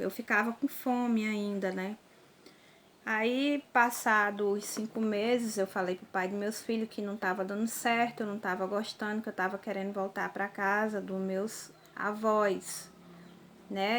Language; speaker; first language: Portuguese; native; Portuguese